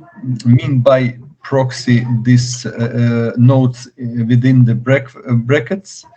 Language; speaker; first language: English; non-native, learner; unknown